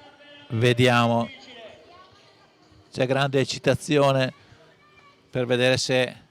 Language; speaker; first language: Italian; native; Italian